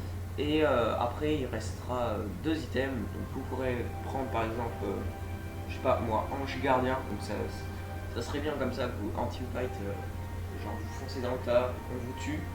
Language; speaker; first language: French; native; French